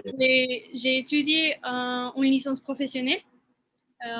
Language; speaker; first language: French; non-native, fluent; Spanish